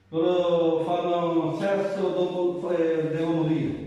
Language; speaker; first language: Italian; non-native, learner; Punjabi